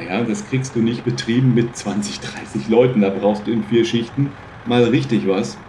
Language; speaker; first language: German; native; German